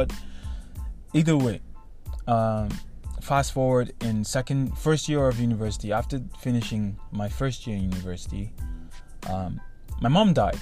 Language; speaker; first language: English; non-native, local second language; Igbo